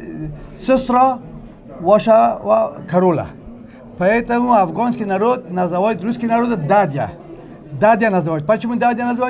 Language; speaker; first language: Russian; non-native, learner; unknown